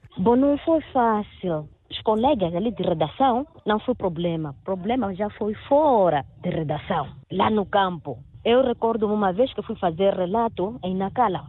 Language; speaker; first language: Portuguese; non-native, local second language; Makhuwa